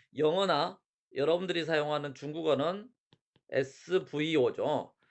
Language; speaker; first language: Korean; native; Korean